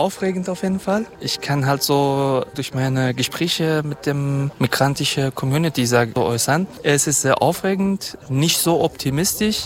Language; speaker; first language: German; non-native, fluent; Kurdish